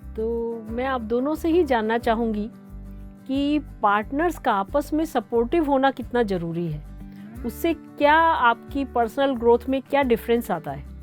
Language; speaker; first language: Hindi; native; Hindi